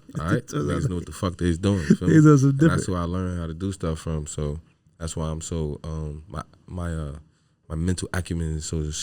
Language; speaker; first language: English; native; English